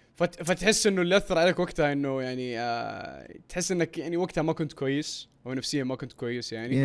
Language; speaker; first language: Arabic; native; Arabic